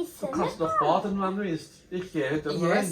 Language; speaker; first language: German; native; German